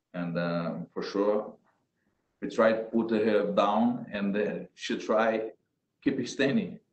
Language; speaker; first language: English; non-native, learner; Portuguese